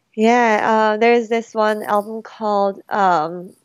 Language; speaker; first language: English; early bilingual, other home language; Korean